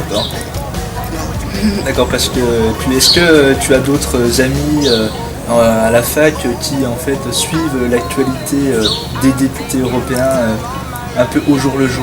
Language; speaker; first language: French; native; French